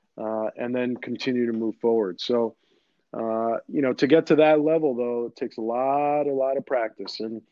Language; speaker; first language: English; early bilingual, other home language; Greek